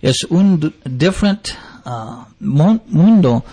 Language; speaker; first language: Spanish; early bilingual, heritage; English